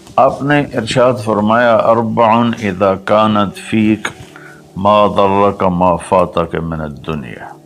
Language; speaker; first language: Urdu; non-native, local second language; Punjabi